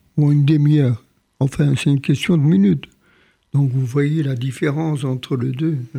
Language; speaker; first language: French; non-native, fluent; Polish